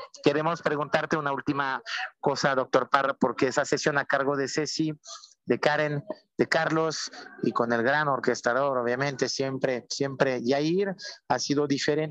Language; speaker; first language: Spanish; native; Spanish